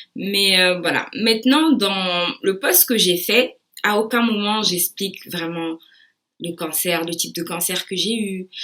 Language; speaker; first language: French; early bilingual, other home language; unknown